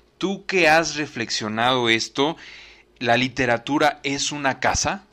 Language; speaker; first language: Spanish; native; Spanish